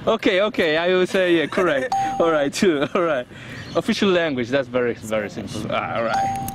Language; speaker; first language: English; non-native, fluent; Spanish